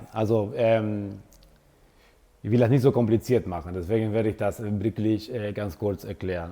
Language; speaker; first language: German; non-native, fluent; Italian